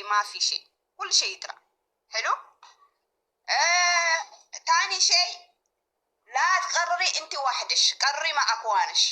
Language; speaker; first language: Arabic; non-native, fluent; Amharic